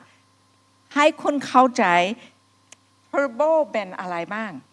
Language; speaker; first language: Thai; non-native, fluent; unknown